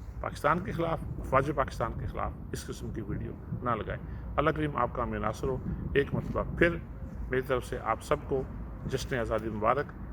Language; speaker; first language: Urdu; non-native, local second language; Punjabi